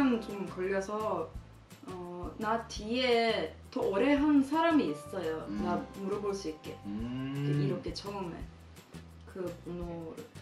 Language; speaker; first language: Korean; non-native, fluent; Swedish